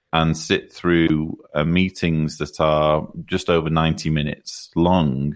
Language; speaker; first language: English; native; English